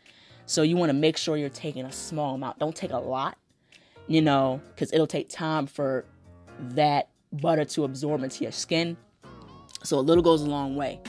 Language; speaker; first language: English; native; English